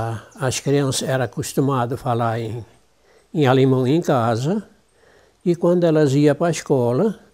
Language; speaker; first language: Portuguese; non-native, local second language; German